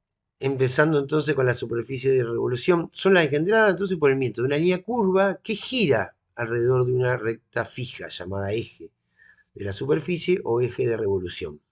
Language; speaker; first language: Spanish; native; Spanish